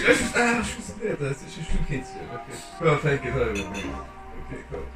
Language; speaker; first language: German; non-native, local second language; Luxembourgish